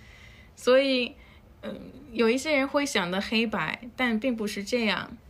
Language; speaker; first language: Chinese; non-native, fluent; Spanish